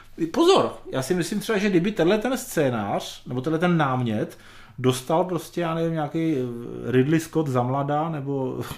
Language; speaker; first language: Czech; native; Czech